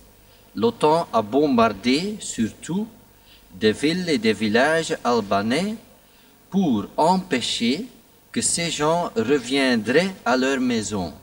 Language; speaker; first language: French; non-native, fluent; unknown